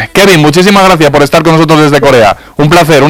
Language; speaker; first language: Spanish; native; Spanish